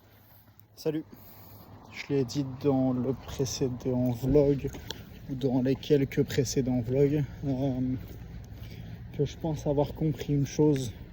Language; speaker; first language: French; native; French